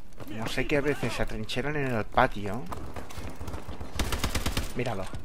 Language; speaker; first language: Spanish; native; Spanish